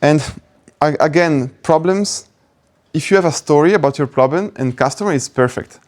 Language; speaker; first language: English; non-native, fluent; Italian